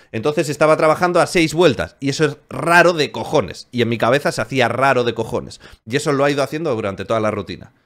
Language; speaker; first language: Spanish; native; Spanish